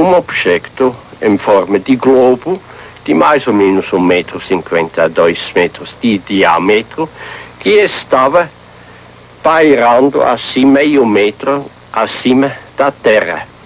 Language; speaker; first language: Portuguese; non-native, fluent; German